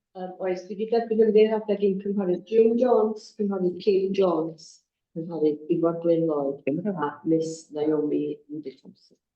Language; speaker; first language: Welsh; native; Welsh